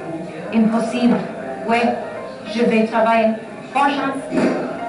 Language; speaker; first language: French; non-native, learner; English